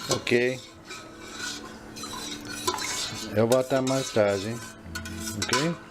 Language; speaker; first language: Portuguese; non-native, learner; English